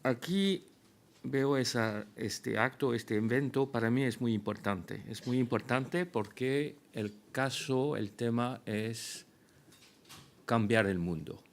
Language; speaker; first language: Spanish; non-native, fluent; French